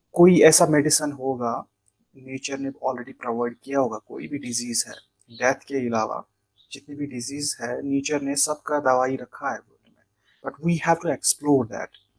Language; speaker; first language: Hindi; non-native, local second language; Kashmiri